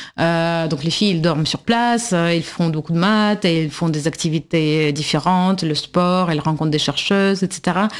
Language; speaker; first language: French; non-native, fluent; Russian